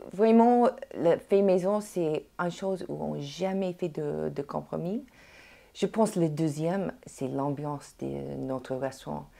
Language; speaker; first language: French; non-native, fluent; English